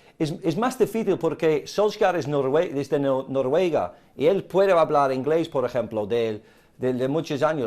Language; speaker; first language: Spanish; non-native, fluent; English